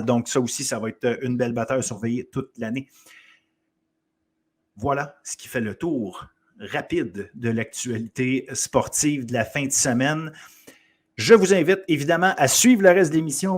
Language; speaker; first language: French; native; French